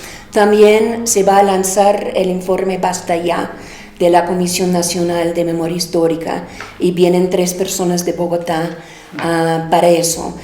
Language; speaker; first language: Spanish; non-native, fluent; English